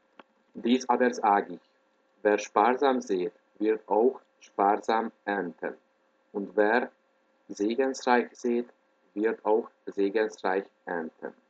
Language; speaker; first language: German; non-native, fluent; Hungarian